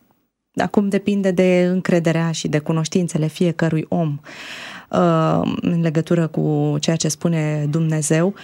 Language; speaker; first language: Romanian; native; Romanian